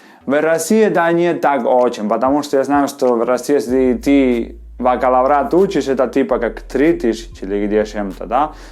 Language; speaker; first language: Russian; non-native, fluent; Spanish